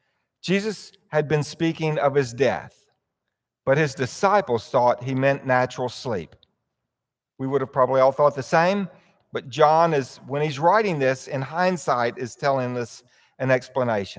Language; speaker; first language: English; native; English